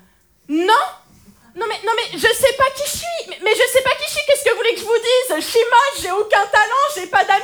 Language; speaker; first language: French; native; French